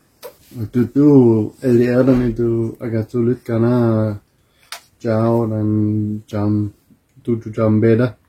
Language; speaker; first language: Indonesian; non-native, learner; German